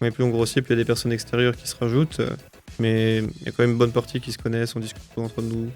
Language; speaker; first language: French; native; French